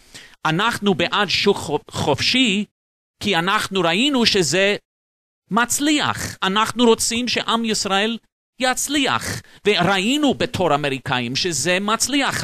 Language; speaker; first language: Hebrew; non-native, fluent; English